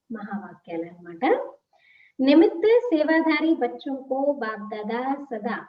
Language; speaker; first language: Hindi; non-native, local second language; Telugu